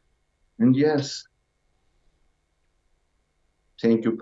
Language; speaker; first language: English; non-native, learner; Romanian